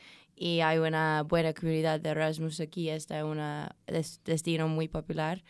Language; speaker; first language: Spanish; non-native, learner; English